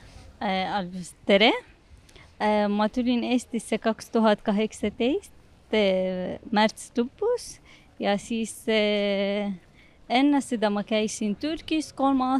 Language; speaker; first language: Estonian; non-native, learner; Arabic